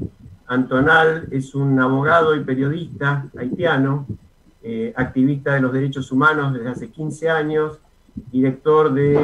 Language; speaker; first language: Spanish; native; Spanish